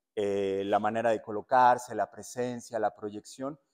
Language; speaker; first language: Spanish; native; Spanish